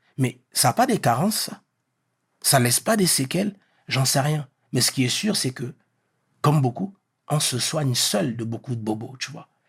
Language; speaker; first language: French; early bilingual, other home language; Lingala